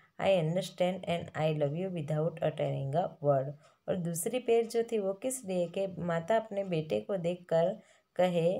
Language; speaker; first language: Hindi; non-native, local second language; Gujarati